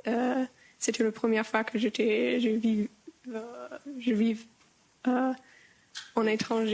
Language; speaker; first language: French; non-native, learner; German